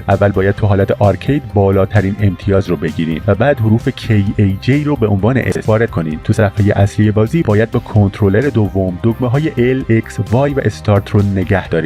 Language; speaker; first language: Persian; native; Persian